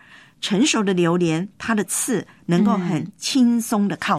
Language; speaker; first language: Chinese; native; Chinese